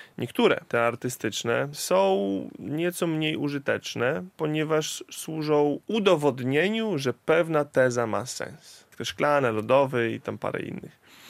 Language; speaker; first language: Polish; native; Polish